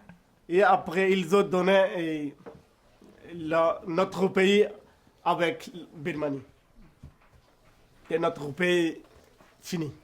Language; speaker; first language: French; non-native, learner; Rohingya